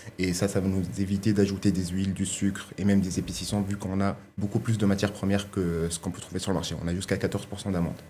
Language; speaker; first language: French; non-native, local second language; Arabic